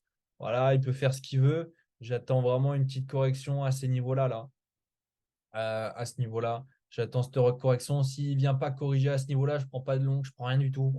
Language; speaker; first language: French; native; French